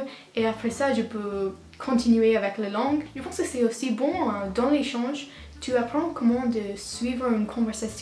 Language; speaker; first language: French; non-native, learner; English